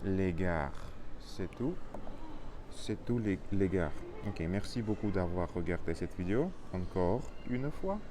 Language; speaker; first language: French; non-native, learner; Russian